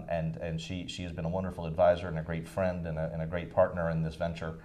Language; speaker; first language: English; native; English